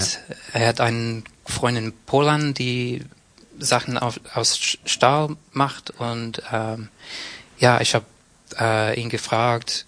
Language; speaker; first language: German; non-native, fluent; English